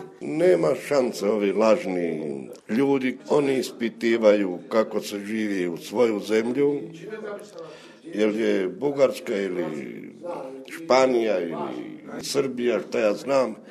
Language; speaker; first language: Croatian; non-native, local second language; Romany